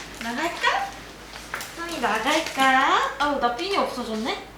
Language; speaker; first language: Korean; native; Korean